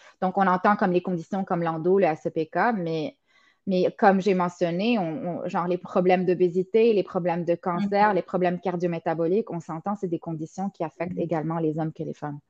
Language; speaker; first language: French; non-native, local second language; Arabic